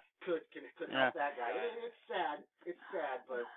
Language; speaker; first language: English; native; English